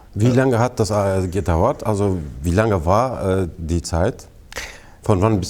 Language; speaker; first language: German; non-native, fluent; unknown